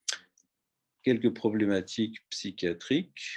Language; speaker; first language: French; native; French